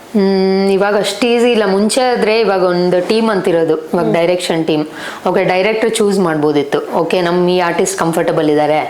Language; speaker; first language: Kannada; non-native, local second language; Telugu